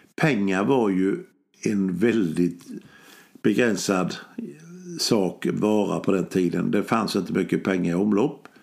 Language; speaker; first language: Swedish; native; Swedish